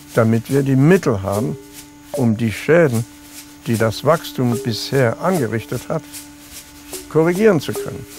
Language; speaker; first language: German; early bilingual, heritage; German